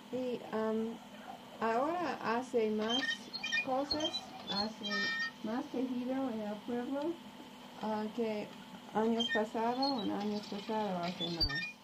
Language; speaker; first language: Spanish; non-native, learner; English